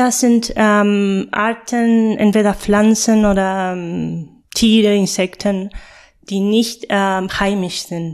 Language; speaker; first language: German; non-native, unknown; Spanish